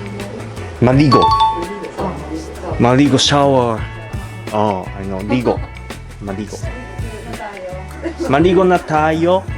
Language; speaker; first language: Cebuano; non-native, learner; Japanese